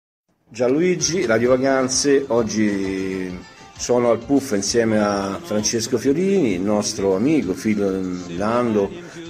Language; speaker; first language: Italian; native; Italian